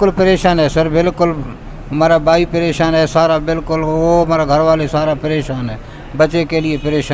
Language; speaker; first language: Hindi; non-native, learner; Baluchi